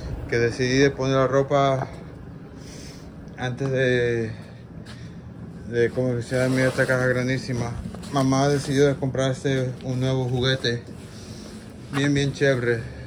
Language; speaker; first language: Spanish; early bilingual, heritage; Spanish